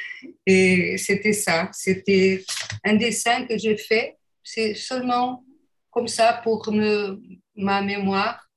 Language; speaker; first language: French; non-native, fluent; Portuguese